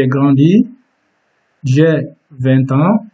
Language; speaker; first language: French; non-native, fluent; Turkish